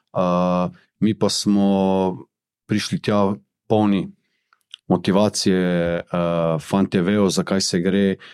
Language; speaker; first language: Slovenian; early bilingual, other home language; Bosnian